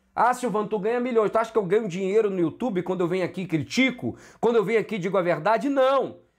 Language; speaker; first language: Portuguese; native; Portuguese